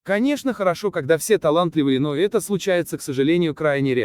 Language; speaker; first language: Russian; native; Russian